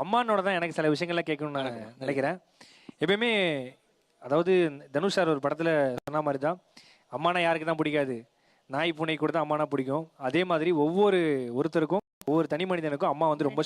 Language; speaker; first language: Tamil; native; Tamil